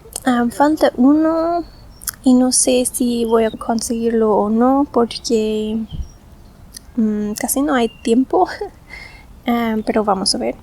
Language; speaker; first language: Spanish; non-native, fluent; English